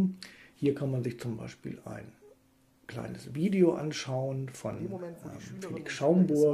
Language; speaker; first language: German; native; German